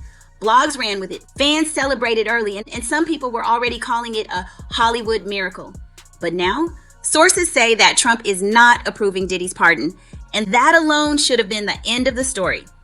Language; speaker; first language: English; native; English